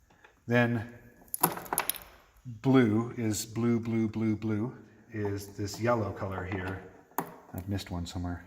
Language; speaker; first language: English; native; English